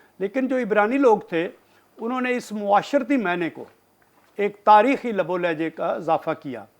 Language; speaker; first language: Urdu; non-native, local second language; Punjabi